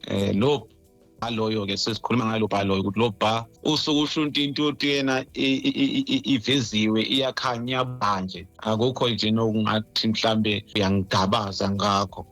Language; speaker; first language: Zulu; native; Zulu